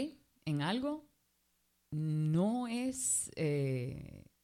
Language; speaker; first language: English; early bilingual, other home language; Spanish